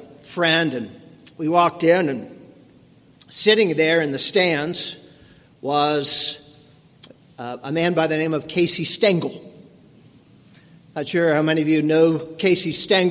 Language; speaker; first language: English; native; English